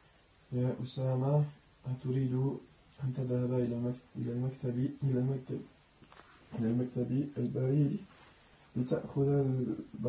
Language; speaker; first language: Arabic; non-native, learner; French